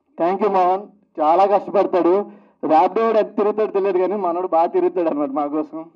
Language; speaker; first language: Telugu; native; Telugu